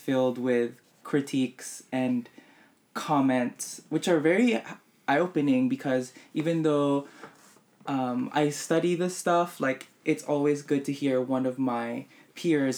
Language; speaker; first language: English; native; English